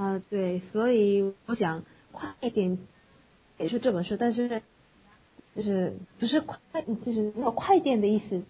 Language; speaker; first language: Chinese; non-native, fluent; Korean